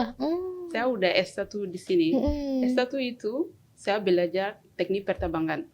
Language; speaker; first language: Indonesian; non-native, learner; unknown